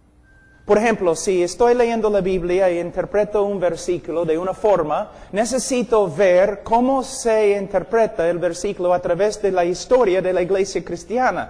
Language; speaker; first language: Spanish; non-native, fluent; English